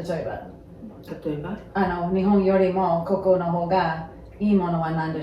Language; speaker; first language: Japanese; non-native, fluent; Portuguese